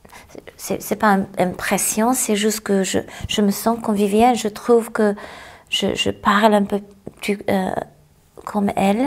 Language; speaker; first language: French; non-native, fluent; English